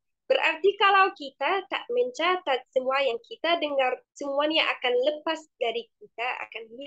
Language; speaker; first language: Indonesian; non-native, fluent; Arabic